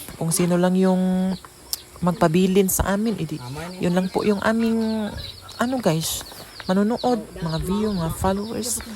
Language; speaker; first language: Filipino; non-native, local second language; Cebuano